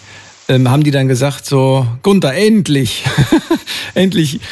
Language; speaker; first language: German; native; German